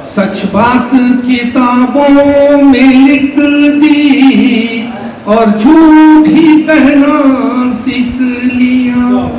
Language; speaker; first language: Urdu; native; Urdu